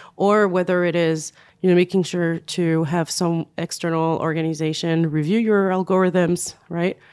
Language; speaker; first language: English; non-native, fluent; French